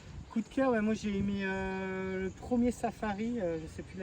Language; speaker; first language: French; native; French